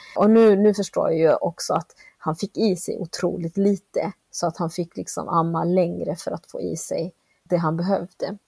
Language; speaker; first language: Swedish; early bilingual, other home language; Spanish